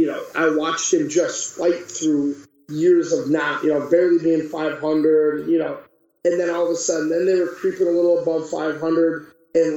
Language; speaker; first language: English; native; English